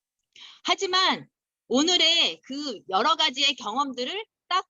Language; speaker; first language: Korean; native; Korean